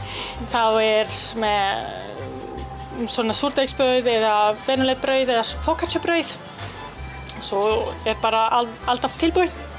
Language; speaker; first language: Icelandic; non-native, learner; Italian